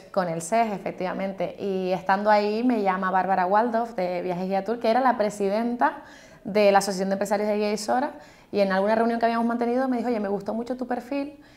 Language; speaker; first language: Spanish; native; Spanish